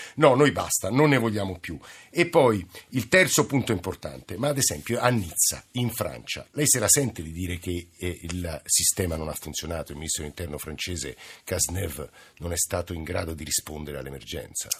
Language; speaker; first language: Italian; native; Italian